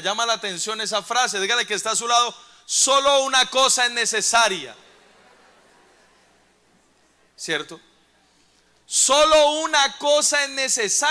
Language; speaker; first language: Spanish; native; Spanish